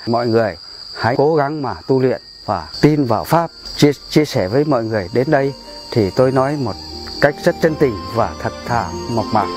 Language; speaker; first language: Vietnamese; non-native, local second language; Tày